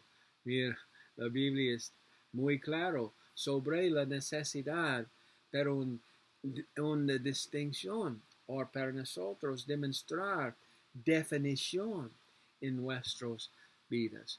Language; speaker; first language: Spanish; non-native, learner; English